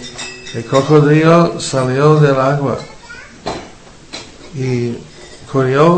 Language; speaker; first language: Spanish; non-native, fluent; English